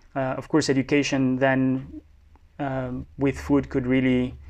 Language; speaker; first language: English; non-native, fluent; Spanish